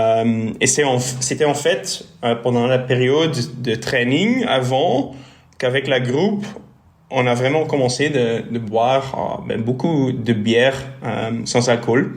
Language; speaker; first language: French; non-native, local second language; Dutch